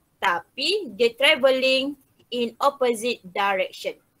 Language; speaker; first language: English; non-native, local second language; Malay